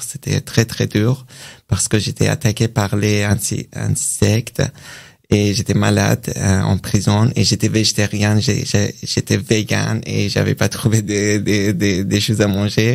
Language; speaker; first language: French; non-native, learner; Persian